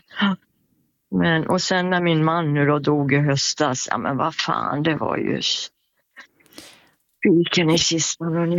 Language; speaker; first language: Swedish; native; Swedish